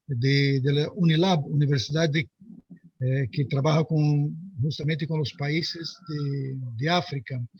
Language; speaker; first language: Spanish; non-native, fluent; Portuguese